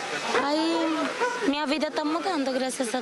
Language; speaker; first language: Portuguese; non-native, learner; Spanish